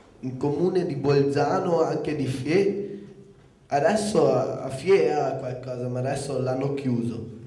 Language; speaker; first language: Italian; non-native, local second language; German